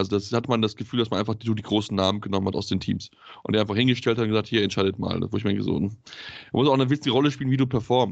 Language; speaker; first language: German; native; German